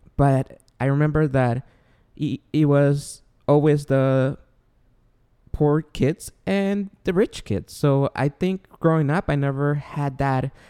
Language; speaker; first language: English; non-native, fluent; Spanish